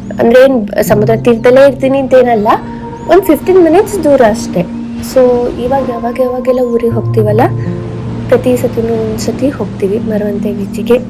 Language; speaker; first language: Kannada; native; Kannada